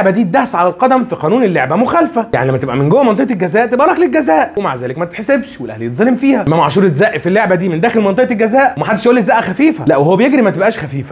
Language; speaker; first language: Arabic; native; Arabic